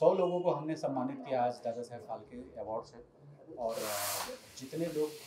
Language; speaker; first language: Hindi; native; Hindi